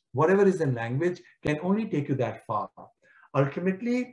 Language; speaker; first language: English; non-native, local second language; Kashmiri